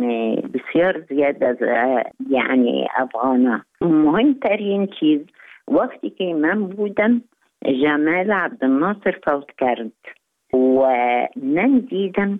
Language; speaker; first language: Persian; non-native, fluent; Arabic